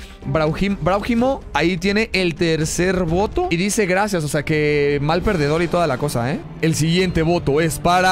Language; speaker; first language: Spanish; native; Spanish